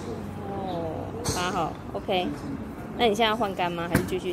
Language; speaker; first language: Chinese; native; Chinese